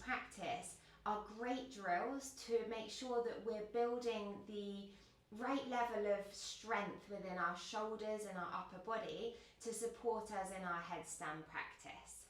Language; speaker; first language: English; native; English